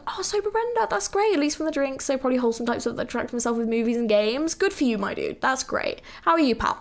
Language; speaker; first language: English; native; English